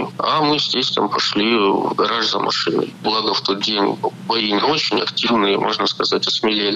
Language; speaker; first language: Russian; native; Russian